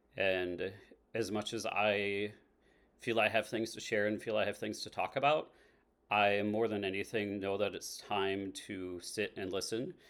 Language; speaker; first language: English; native; English